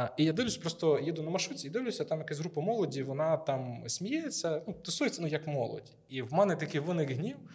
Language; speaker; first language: Ukrainian; native; Ukrainian